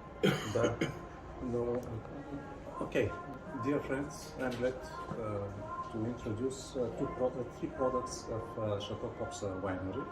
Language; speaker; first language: English; non-native, fluent; Bulgarian